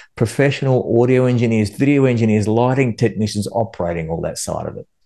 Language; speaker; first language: English; native; English